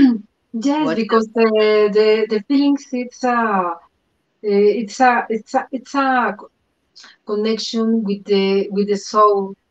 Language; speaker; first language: English; non-native, learner; Spanish